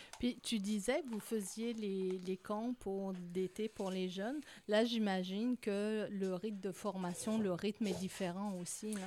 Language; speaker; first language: French; native; French